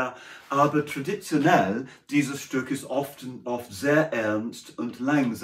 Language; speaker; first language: German; non-native, fluent; English